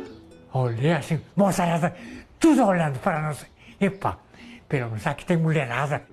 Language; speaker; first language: Portuguese; non-native, learner; Korean